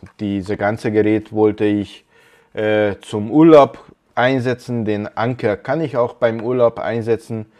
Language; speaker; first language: German; non-native, fluent; Hungarian